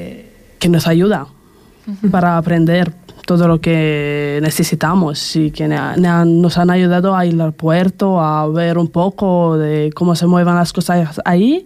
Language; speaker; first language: Spanish; non-native, fluent; Romanian